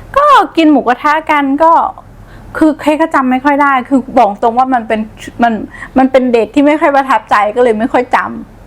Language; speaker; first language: Thai; native; Thai